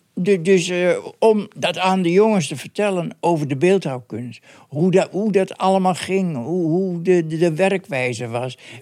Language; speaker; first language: Dutch; native; Dutch